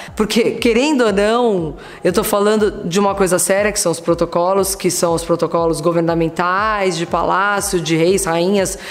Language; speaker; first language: Portuguese; native; Portuguese